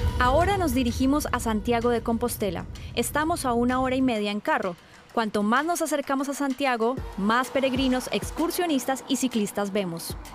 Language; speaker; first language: Spanish; native; Spanish